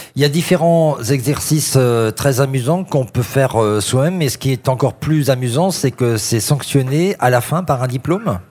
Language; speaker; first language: French; native; French